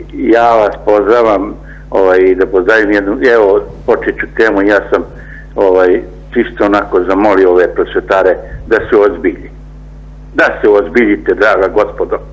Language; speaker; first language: Serbian; native; Serbian